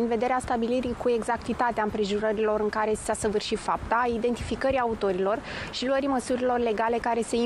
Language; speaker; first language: Romanian; native; Romanian